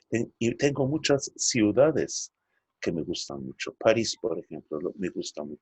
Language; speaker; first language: Spanish; non-native, fluent; Turkish